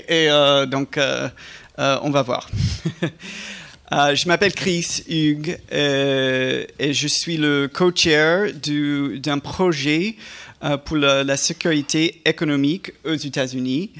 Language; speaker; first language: French; non-native, fluent; English